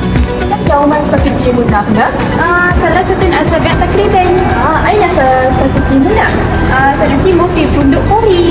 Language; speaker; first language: Arabic; non-native, learner; Malay